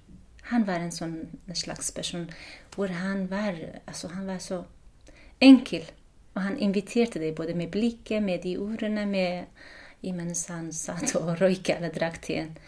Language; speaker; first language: Norwegian; non-native, fluent; Kurdish